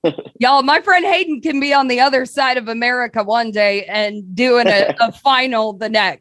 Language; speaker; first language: English; native; English